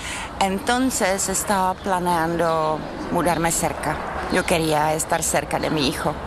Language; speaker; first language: Spanish; non-native, fluent; Czech